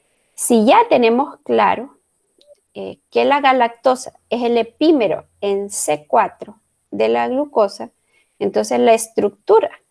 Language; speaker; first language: Spanish; native; Spanish